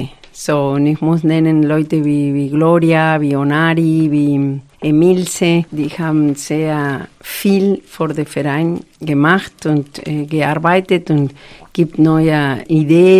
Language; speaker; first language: German; non-native, fluent; Spanish